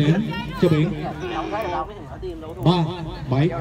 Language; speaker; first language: Vietnamese; native; Vietnamese